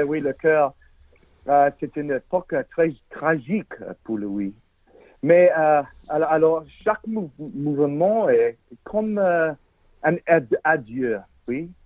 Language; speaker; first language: French; non-native, learner; English